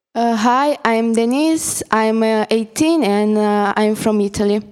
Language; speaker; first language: English; non-native, fluent; Italian